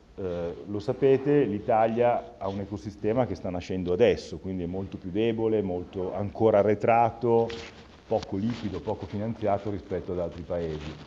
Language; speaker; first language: Italian; native; Italian